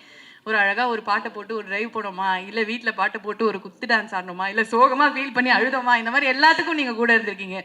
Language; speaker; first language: Tamil; native; Tamil